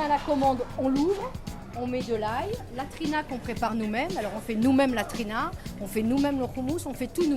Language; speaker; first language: French; native; French